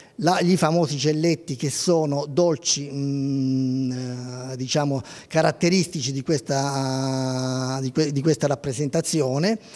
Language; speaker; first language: Italian; native; Italian